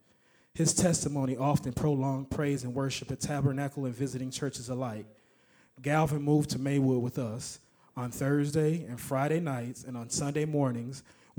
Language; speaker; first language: English; native; English